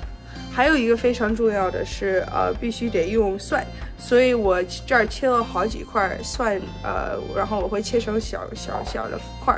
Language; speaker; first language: Chinese; early bilingual, heritage; Chinese